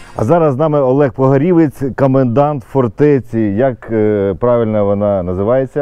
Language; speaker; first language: Ukrainian; non-native, local second language; Russian